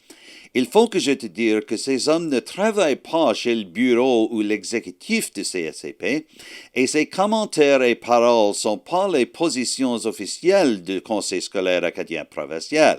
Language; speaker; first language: French; non-native, learner; English